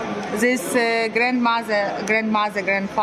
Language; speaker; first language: English; non-native, learner; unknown